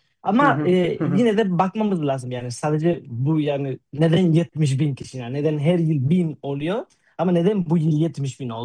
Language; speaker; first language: Turkish; non-native, fluent; Spanish